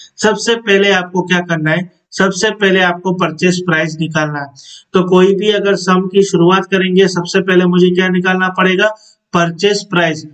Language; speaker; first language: Hindi; non-native, local second language; Gujarati